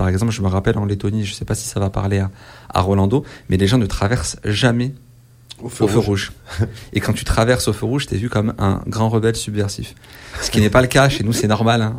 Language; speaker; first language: French; native; French